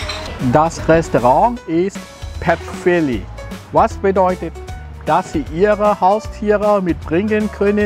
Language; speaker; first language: German; non-native, fluent; Thai